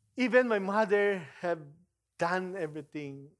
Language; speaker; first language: English; non-native, local second language; Filipino